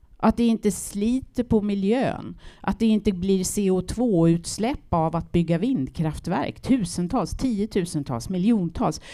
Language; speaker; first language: Swedish; native; Swedish